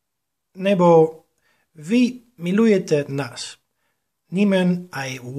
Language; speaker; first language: Czech; non-native, fluent; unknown